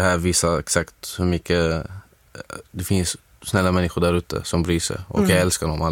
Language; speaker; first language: Swedish; non-native, fluent; Arabic